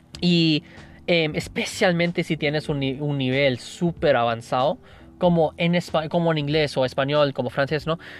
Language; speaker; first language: Spanish; non-native, fluent; English